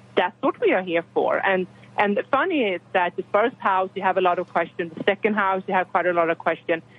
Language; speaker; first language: English; non-native, fluent; Swedish